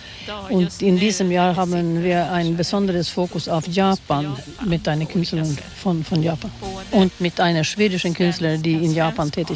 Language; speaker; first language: German; non-native, fluent; Swedish